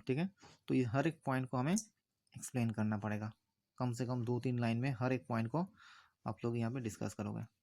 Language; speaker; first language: Hindi; non-native, local second language; Bangla